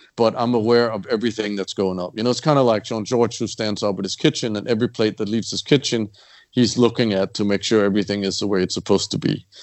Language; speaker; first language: English; non-native, fluent; Danish